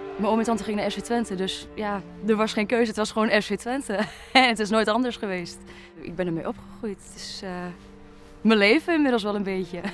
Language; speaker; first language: Dutch; native; Dutch